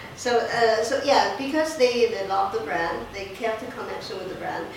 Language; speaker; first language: English; non-native, fluent; Chinese